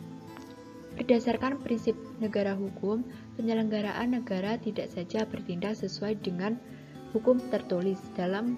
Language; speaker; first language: Indonesian; native; Indonesian